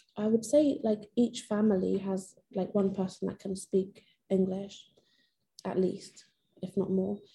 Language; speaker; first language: English; non-native, fluent; Persian